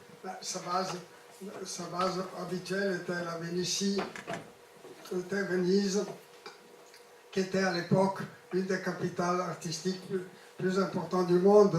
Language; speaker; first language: French; non-native, fluent; Italian